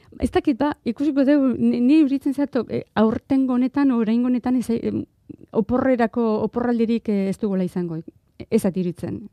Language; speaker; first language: Basque; non-native, local second language; Spanish